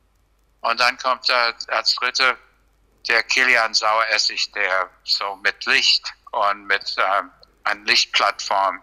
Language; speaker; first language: German; non-native, fluent; English